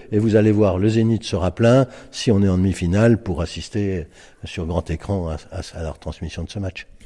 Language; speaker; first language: French; native; French